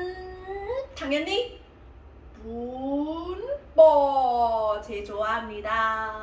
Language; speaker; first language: Korean; non-native, fluent; Vietnamese